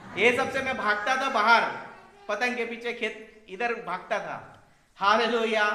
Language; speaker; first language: Hindi; native; Hindi